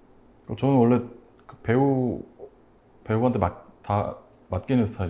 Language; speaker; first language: Korean; native; Korean